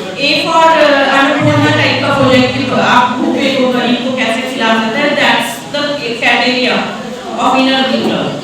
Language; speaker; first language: Hindi; native; Hindi